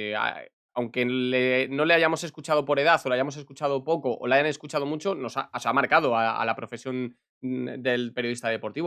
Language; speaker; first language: Spanish; native; Spanish